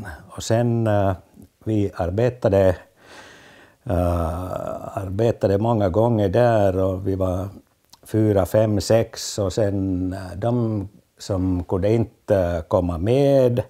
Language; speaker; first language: Swedish; non-native, fluent; Finnish